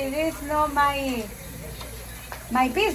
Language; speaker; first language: English; non-native, learner; Spanish